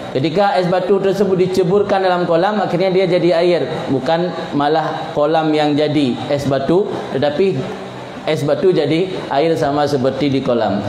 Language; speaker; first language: Malay; non-native, local second language; Achinese